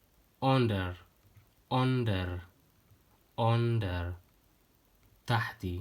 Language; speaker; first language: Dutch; non-native, fluent; Tigrinya